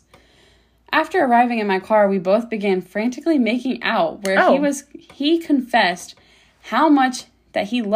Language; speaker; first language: English; native; English